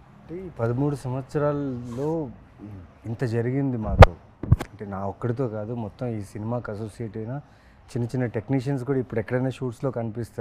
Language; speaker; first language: Telugu; native; Telugu